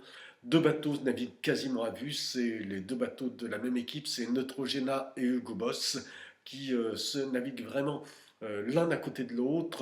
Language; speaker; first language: French; native; French